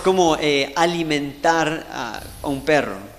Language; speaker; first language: Spanish; native; Spanish